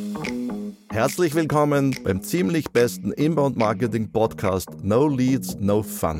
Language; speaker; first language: German; native; German